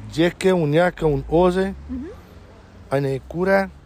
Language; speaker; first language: German; non-native, learner; Romanian